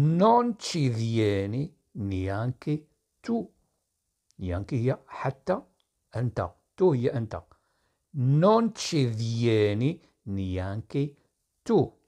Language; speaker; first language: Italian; non-native, fluent; Arabic